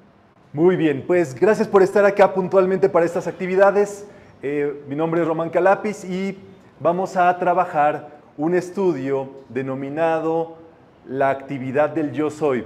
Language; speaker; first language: Spanish; native; Spanish